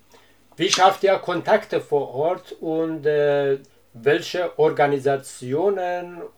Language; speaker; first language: German; non-native, learner; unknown